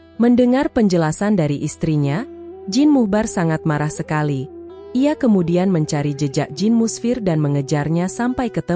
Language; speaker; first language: Indonesian; native; Indonesian